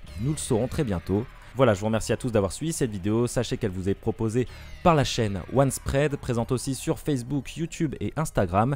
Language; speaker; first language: French; native; French